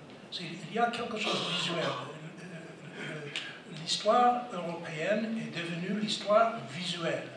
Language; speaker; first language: French; non-native, fluent; English